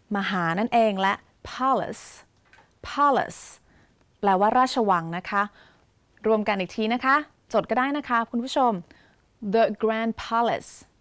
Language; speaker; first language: Thai; native; Thai